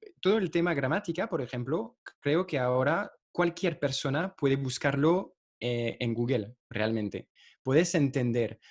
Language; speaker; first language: Spanish; non-native, fluent; French